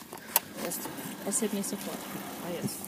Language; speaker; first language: German; non-native, fluent; Russian